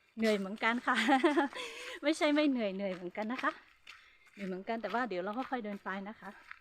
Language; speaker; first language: Thai; non-native, local second language; Hmong